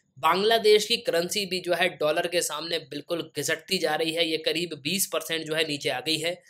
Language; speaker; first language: Hindi; native; Hindi